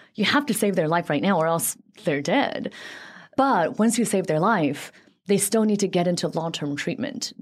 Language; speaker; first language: English; early bilingual, other home language; Chinese